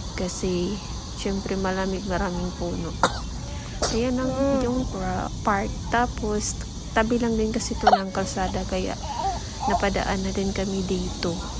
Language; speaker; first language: Filipino; non-native, local second language; Cebuano